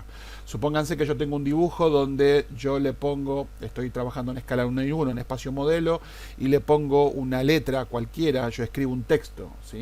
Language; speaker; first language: Spanish; native; Spanish